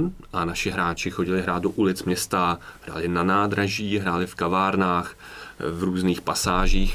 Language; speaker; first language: Czech; native; Czech